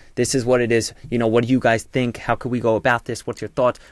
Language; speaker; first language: English; native; English